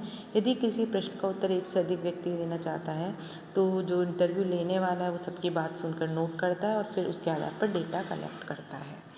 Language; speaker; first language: Hindi; native; Hindi